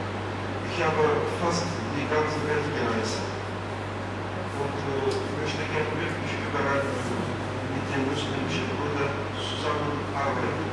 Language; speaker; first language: German; non-native, fluent; Turkish